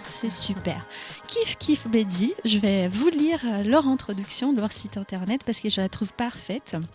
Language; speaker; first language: French; non-native, fluent; Portuguese